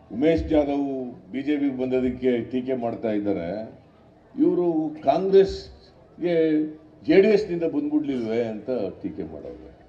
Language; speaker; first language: Kannada; native; Kannada